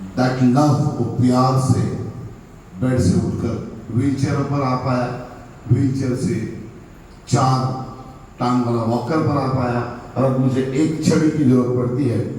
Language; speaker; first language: Hindi; non-native, local second language; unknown